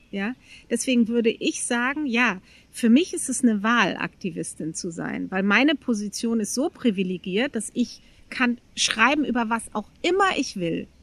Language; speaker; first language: German; native; German